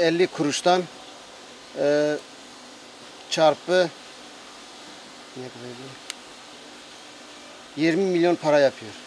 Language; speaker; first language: Turkish; native; Turkish